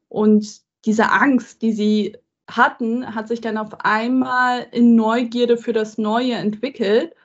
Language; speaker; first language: German; early bilingual, other home language; Persian